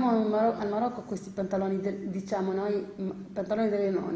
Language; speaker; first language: Italian; non-native, fluent; Arabic